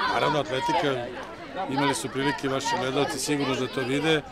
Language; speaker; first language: Serbian; native; Serbian